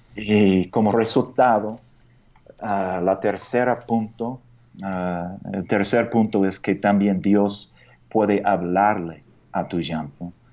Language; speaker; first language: Spanish; non-native, fluent; English